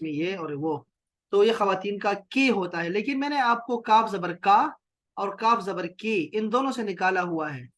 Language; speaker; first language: Urdu; native; Urdu